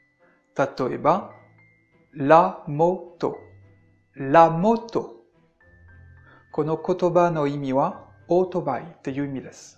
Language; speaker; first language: Japanese; non-native, fluent; French